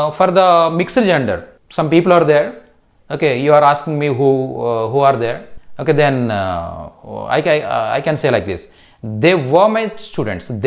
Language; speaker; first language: English; non-native, local second language; Telugu